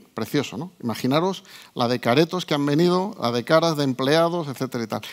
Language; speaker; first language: Spanish; native; Spanish